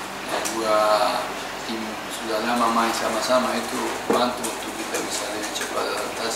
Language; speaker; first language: Indonesian; non-native, fluent; Spanish